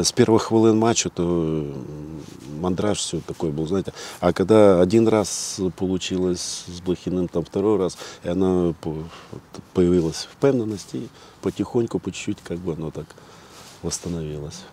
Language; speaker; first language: Ukrainian; non-native, learner; Russian